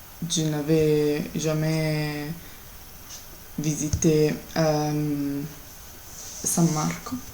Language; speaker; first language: French; non-native, learner; Italian